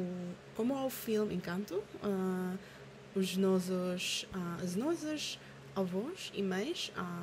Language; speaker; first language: Portuguese; non-native, learner; Filipino